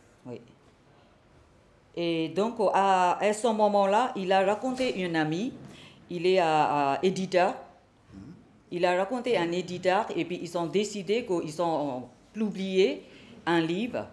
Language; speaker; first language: French; non-native, learner; Burmese